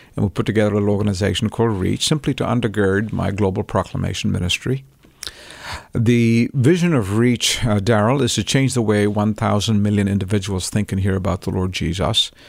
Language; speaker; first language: English; non-native, local second language; Tamil